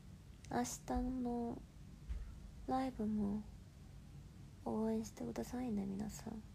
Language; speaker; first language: Japanese; non-native, fluent; Korean